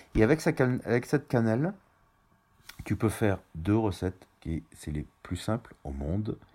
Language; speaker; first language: French; native; French